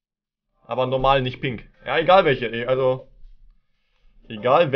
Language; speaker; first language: German; native; German